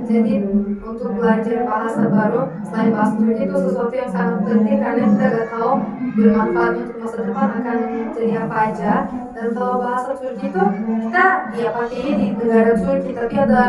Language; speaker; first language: Indonesian; non-native, fluent; Turkish